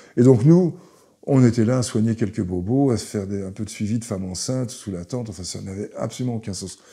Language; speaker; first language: French; early bilingual, other home language; Hebrew